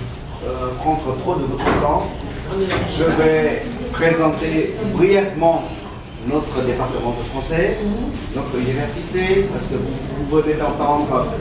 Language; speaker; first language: French; non-native, fluent; Vietnamese